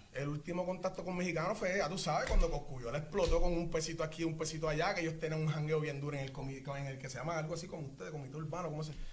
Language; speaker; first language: Spanish; early bilingual, other home language; English